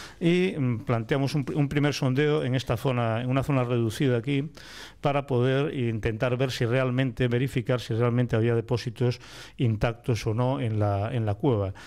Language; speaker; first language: Spanish; native; Spanish